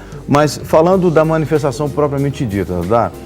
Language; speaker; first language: Portuguese; native; Portuguese